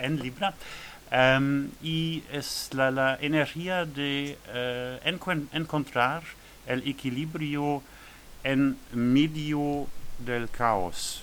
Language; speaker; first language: Spanish; non-native, learner; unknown